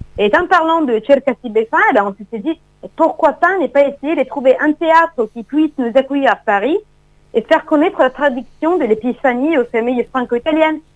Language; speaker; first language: French; non-native, fluent; Italian